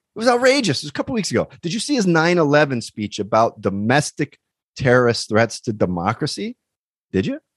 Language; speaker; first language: English; native; English